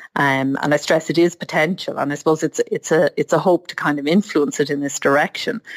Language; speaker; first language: English; native; English